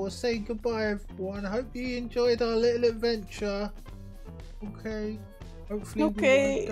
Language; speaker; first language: English; native; English